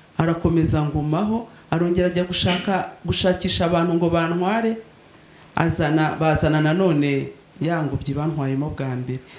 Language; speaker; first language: Kinyarwanda; native; Kinyarwanda